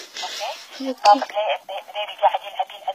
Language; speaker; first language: Arabic; non-native, learner; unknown